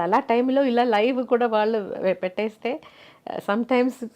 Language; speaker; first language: Telugu; non-native, local second language; Malayalam